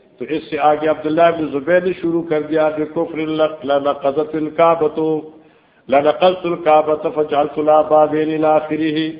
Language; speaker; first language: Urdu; non-native, local second language; Northern Hindko